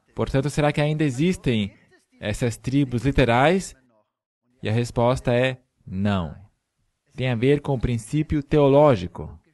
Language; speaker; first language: Portuguese; non-native, fluent; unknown